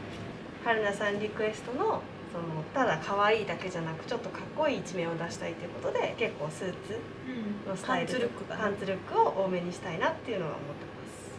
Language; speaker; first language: Japanese; native; Japanese